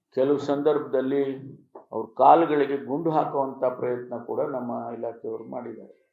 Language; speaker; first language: Kannada; native; Kannada